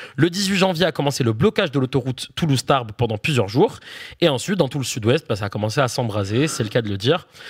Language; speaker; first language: French; native; French